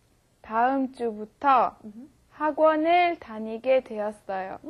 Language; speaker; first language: Korean; non-native, learner; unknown